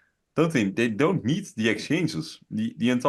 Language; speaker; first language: English; non-native, fluent; Dutch